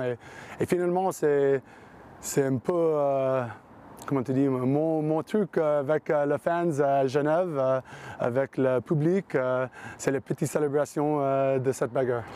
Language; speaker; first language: French; non-native, learner; English